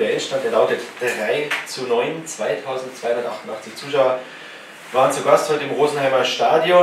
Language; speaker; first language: German; native; German